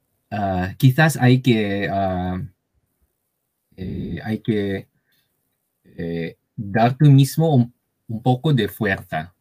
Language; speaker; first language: Spanish; non-native, learner; Chinese